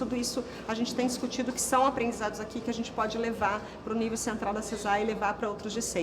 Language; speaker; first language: Portuguese; native; Portuguese